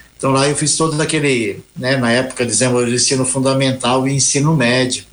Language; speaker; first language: Portuguese; native; Portuguese